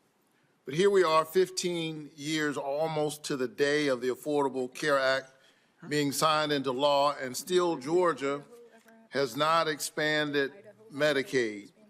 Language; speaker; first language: English; native; English